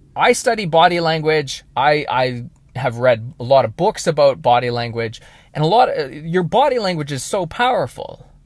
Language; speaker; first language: English; native; English